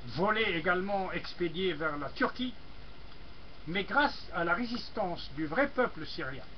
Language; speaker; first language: French; non-native, local second language; Arabic